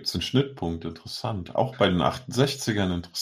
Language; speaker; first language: German; native; German